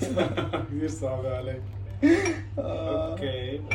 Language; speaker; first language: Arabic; early bilingual, heritage; English